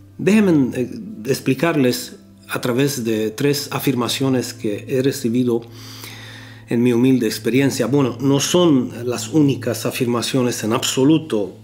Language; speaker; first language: Spanish; non-native, fluent; Romanian